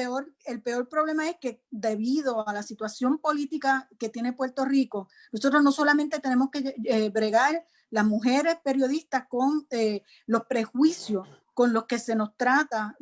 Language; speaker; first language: Spanish; native; Spanish